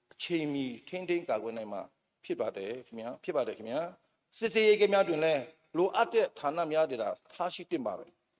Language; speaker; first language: Burmese; non-native, local second language; Shan